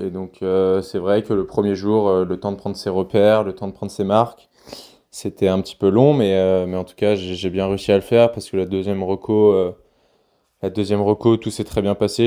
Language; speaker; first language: French; native; French